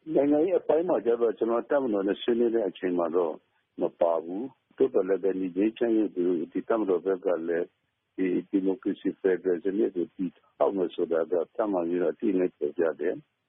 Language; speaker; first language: Burmese; non-native, local second language; Karen languages